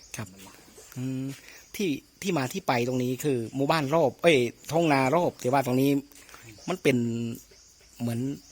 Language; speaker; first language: Thai; native; Thai